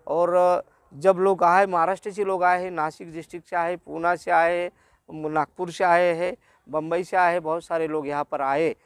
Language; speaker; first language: Hindi; non-native, local second language; Marathi